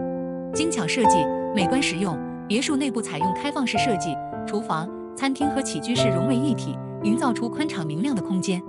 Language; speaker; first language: Chinese; native; Chinese